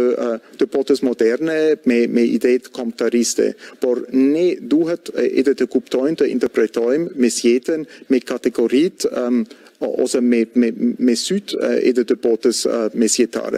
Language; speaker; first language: Albanian; non-native, fluent; German